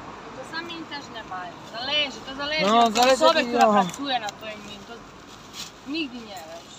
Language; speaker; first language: Polish; non-native, learner; Croatian